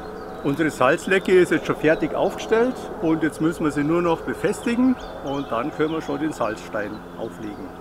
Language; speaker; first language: German; native; German